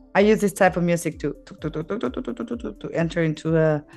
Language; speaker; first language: English; non-native, fluent; Spanish